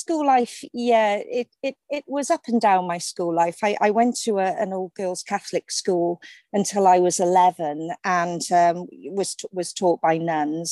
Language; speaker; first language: English; native; English